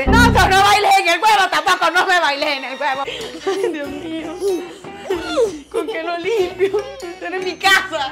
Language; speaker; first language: Spanish; native; Spanish